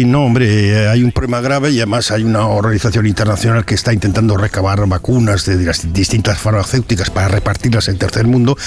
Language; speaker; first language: Spanish; native; Spanish